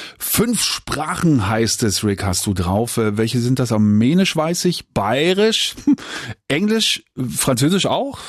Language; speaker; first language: German; native; German